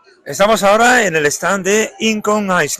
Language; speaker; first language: Spanish; native; Spanish